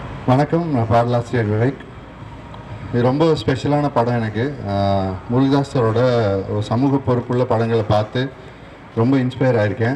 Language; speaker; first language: Tamil; native; Tamil